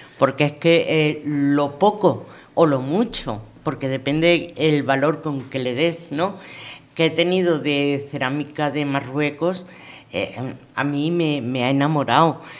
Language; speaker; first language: Spanish; native; Spanish